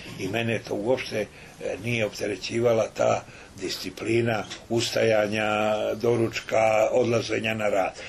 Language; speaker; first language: Serbian; native; Serbian